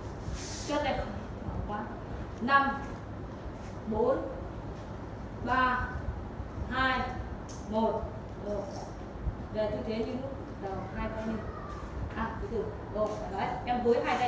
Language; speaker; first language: Vietnamese; native; Vietnamese